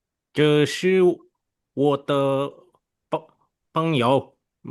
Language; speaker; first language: Chinese; non-native, learner; Indonesian